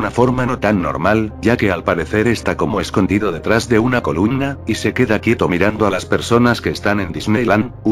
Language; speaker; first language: Spanish; native; Spanish